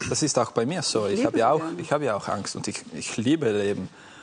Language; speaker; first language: German; non-native, fluent; Italian